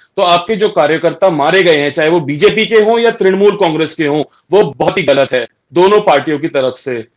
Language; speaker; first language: Hindi; native; Hindi